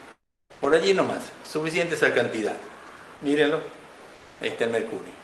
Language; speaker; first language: Spanish; native; Spanish